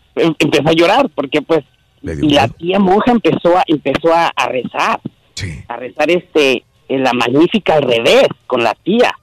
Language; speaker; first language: Spanish; native; Spanish